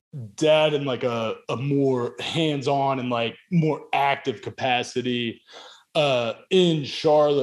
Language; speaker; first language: English; native; English